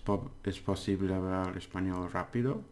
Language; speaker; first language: Spanish; non-native, learner; English